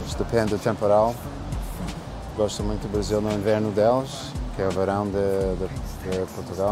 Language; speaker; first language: Portuguese; non-native, fluent; English